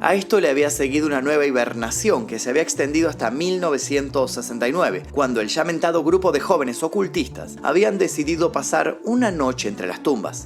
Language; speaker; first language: Spanish; native; Spanish